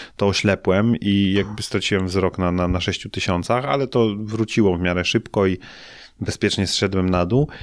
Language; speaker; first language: Polish; native; Polish